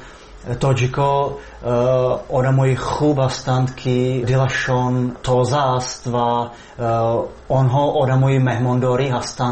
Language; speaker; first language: Persian; non-native, fluent; Czech